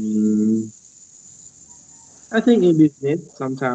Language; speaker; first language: English; non-native, learner; Vietnamese